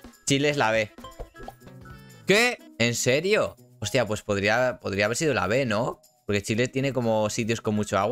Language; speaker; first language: Spanish; native; Spanish